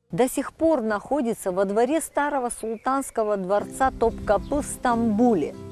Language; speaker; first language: Russian; native; Russian